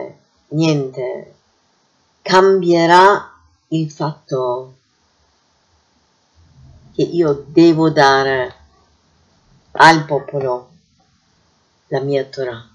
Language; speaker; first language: Italian; non-native, fluent; English